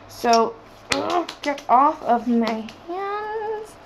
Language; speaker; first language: English; native; English